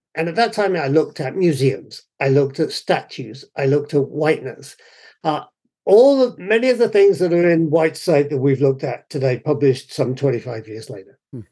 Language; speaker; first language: English; native; English